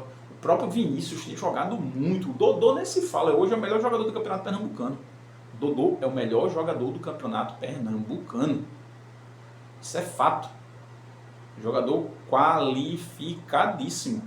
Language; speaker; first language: Portuguese; native; Portuguese